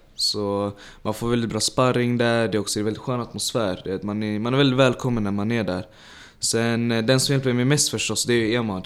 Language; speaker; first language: Swedish; early bilingual, other home language; Tajik